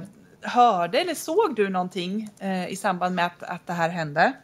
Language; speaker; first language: Swedish; native; Swedish